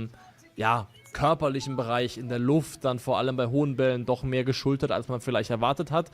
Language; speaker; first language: German; native; German